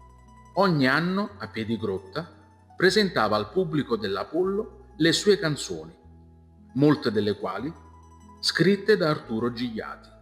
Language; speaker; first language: Italian; native; Italian